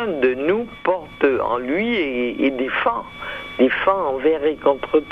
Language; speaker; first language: French; native; French